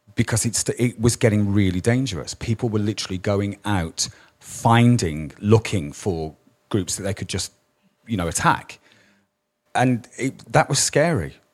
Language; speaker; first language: English; native; English